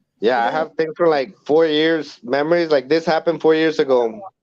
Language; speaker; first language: English; early bilingual, other home language; Spanish